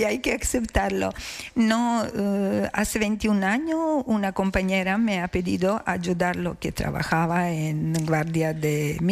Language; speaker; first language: Spanish; non-native, learner; Croatian